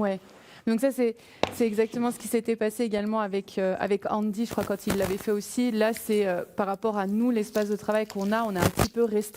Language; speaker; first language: French; native; French